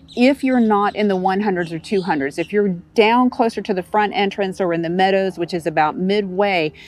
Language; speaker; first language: English; native; English